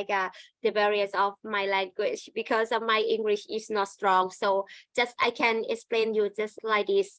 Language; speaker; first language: English; non-native, learner; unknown